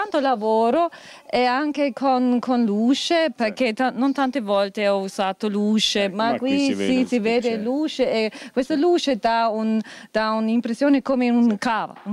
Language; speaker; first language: Italian; non-native, fluent; German